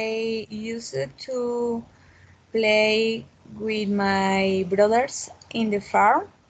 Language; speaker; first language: English; non-native, learner; Spanish